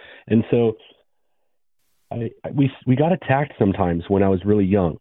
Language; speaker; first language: English; native; English